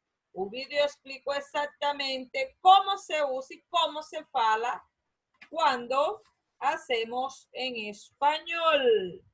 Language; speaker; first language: Spanish; non-native, learner; Portuguese